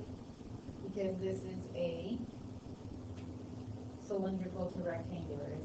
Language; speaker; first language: English; native; English